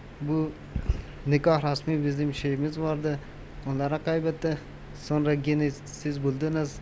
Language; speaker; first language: Turkish; non-native, learner; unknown